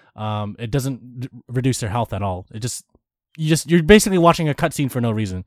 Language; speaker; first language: English; native; English